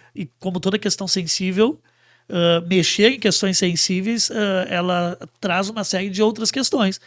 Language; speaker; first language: Portuguese; native; Portuguese